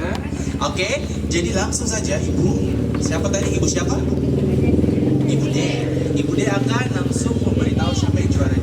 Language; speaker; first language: Malay; native; Malay